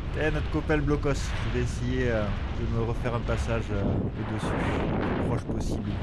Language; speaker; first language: French; native; French